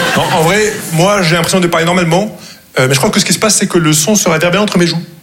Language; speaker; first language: French; non-native, local second language; Arabic